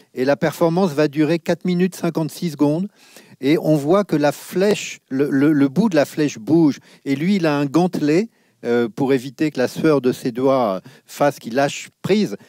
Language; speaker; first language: French; native; French